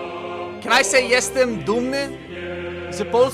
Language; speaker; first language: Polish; non-native, learner; English